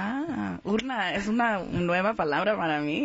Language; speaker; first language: Spanish; early bilingual, heritage; Spanish